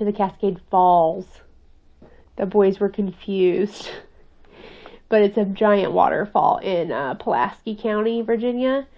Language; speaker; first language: English; native; English